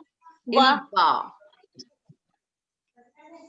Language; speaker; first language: French; non-native, fluent; Hindi